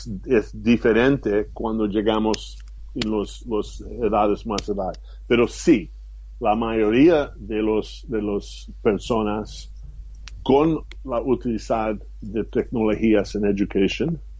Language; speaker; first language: Spanish; non-native, fluent; English